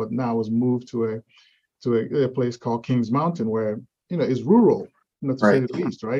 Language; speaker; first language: English; non-native, local second language; Igbo